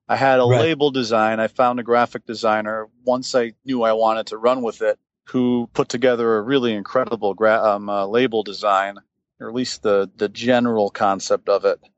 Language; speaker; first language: English; native; English